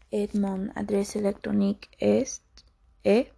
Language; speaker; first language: French; non-native, learner; Spanish